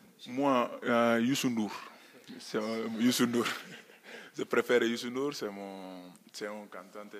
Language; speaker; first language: French; non-native, local second language; Wolof